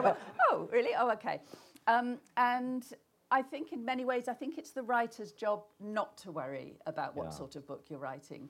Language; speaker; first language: English; native; English